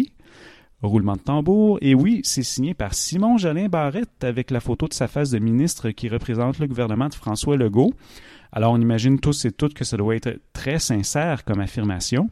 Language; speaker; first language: French; native; French